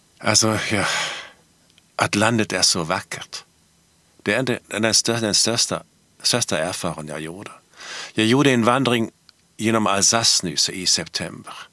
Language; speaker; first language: Swedish; non-native, fluent; German